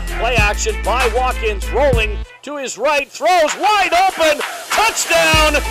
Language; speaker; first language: English; native; English